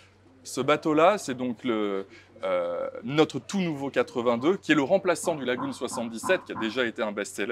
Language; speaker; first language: French; native; French